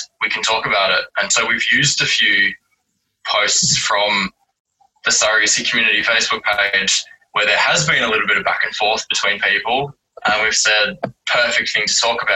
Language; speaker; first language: English; native; English